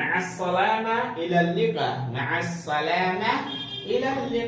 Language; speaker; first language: Arabic; non-native, fluent; Hindi